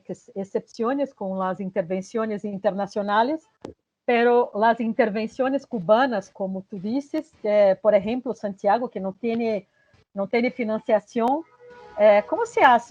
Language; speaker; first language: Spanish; non-native, fluent; Portuguese